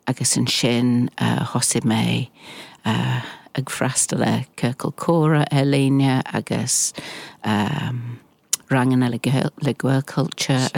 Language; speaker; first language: Irish; non-native, learner; English